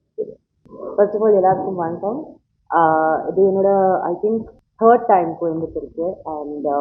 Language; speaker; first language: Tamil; non-native, learner; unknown